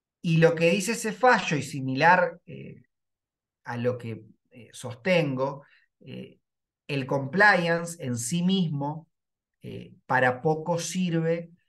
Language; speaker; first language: Spanish; native; Spanish